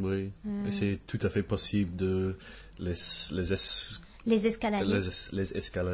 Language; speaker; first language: French; non-native, fluent; English